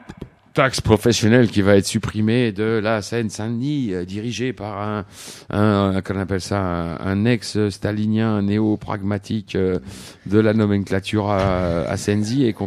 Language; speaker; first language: French; native; French